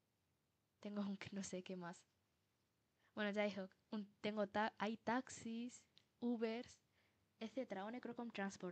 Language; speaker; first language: Spanish; non-native, fluent; Bangla